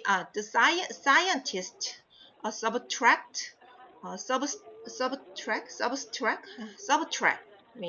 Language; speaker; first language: English; non-native, fluent; Korean